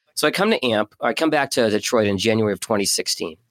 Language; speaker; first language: English; native; English